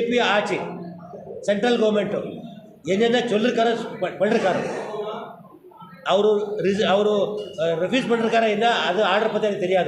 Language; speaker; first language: Tamil; non-native, learner; Kannada